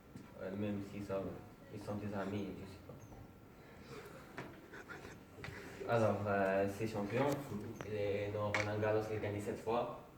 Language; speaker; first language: French; non-native, fluent; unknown